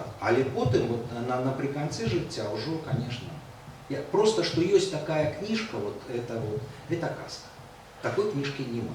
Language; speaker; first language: Belarusian; native; Belarusian